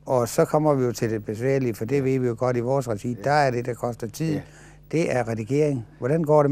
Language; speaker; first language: Danish; native; Danish